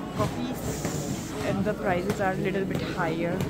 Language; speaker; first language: English; non-native, local second language; Hindi